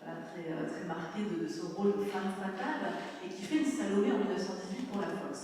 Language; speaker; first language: French; native; French